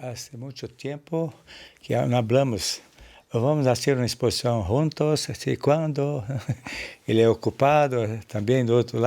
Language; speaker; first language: Spanish; non-native, learner; Portuguese